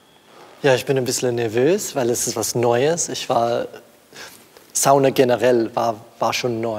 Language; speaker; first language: German; non-native, fluent; English